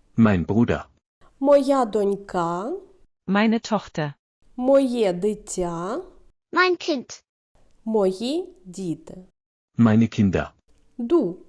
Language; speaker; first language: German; non-native, fluent; Ukrainian